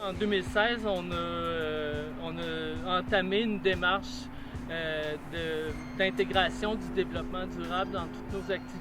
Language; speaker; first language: French; native; French